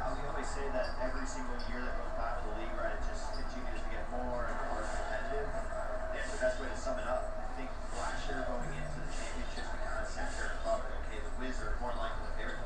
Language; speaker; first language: English; native; English